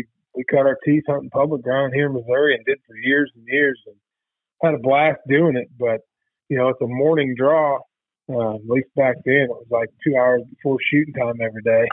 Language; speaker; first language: English; native; English